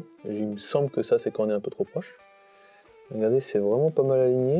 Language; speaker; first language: French; native; French